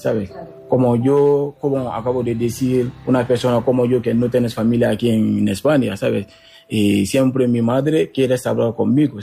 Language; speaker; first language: Spanish; non-native, learner; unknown